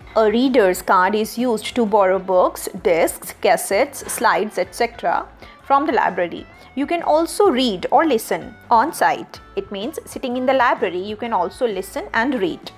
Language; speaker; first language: English; non-native, local second language; Hindi